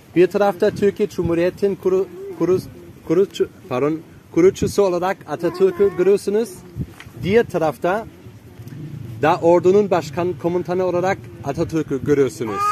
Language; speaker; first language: Turkish; non-native, fluent; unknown